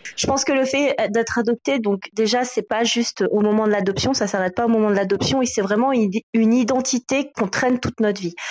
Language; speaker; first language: French; native; French